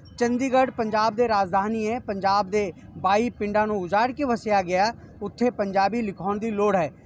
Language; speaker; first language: Punjabi; non-native, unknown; Kannada